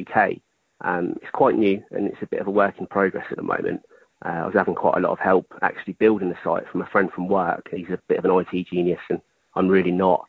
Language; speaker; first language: English; native; English